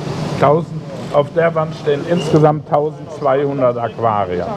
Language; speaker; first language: German; native; German